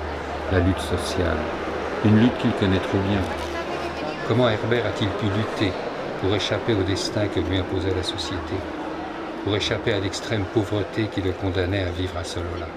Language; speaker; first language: French; native; French